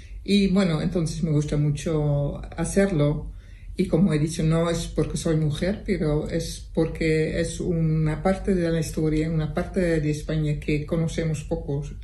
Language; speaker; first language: Spanish; non-native, fluent; Dutch